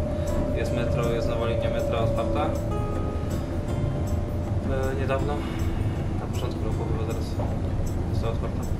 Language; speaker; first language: Polish; native; Polish